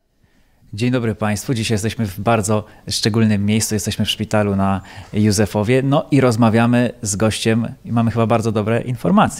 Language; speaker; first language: Polish; native; Polish